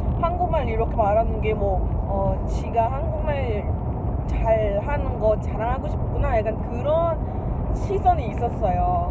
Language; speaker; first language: Korean; non-native, fluent; Malay